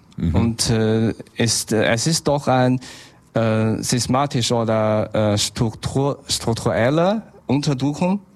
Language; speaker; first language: German; non-native, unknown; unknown